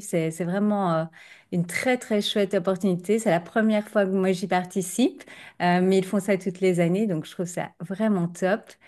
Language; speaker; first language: French; native; French